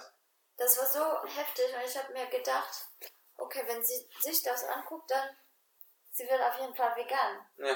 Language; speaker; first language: German; non-native, fluent; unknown